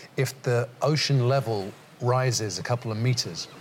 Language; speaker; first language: English; native; English